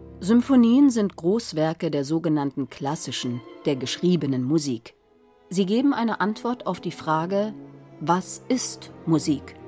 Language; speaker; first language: German; native; German